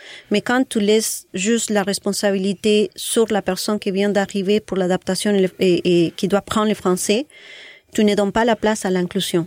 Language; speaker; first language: French; non-native, fluent; Spanish